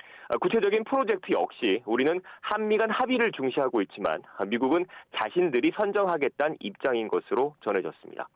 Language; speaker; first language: Korean; native; Korean